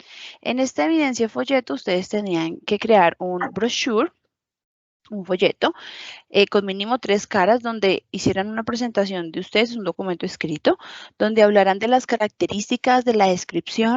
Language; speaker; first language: Spanish; native; Spanish